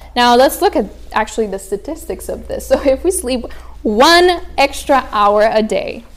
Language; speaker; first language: English; early bilingual, other home language; Spanish